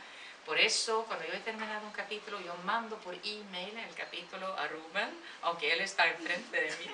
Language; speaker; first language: Spanish; non-native, fluent; Swedish